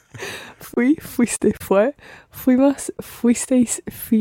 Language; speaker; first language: Spanish; non-native, learner; English